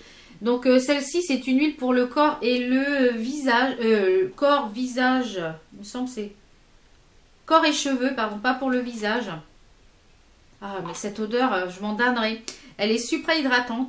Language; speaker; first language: French; native; French